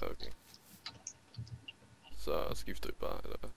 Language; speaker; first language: Danish; native; Danish